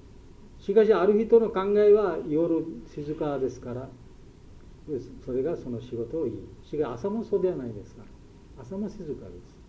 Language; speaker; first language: Japanese; non-native, learner; Bangla